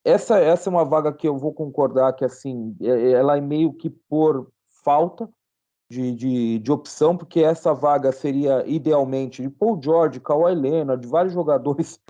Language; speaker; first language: Portuguese; native; Portuguese